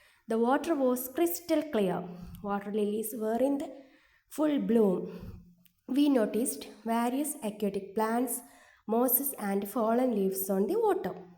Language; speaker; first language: English; non-native, local second language; Malayalam